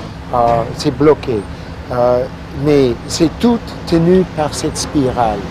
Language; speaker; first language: French; non-native, fluent; English